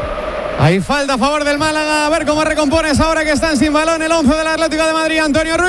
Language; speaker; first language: Spanish; native; Spanish